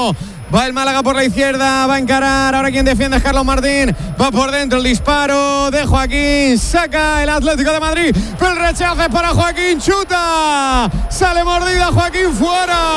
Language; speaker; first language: Spanish; native; Spanish